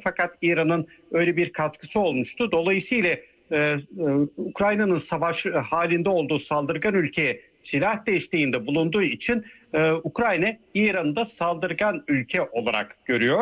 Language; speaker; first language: Turkish; native; Turkish